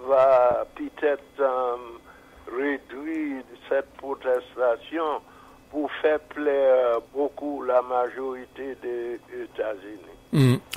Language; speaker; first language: French; non-native, fluent; English